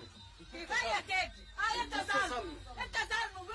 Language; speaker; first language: Arabic; native; Arabic